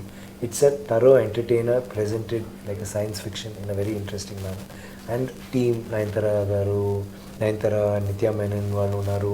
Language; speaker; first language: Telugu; non-native, learner; Tamil